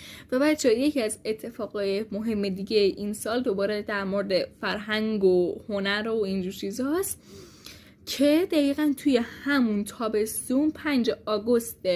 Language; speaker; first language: Persian; native; Persian